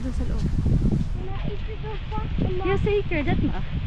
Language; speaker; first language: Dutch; non-native, learner; Filipino